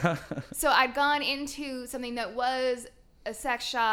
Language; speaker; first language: English; native; English